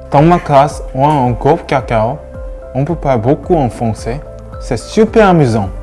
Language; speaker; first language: French; non-native, learner; Japanese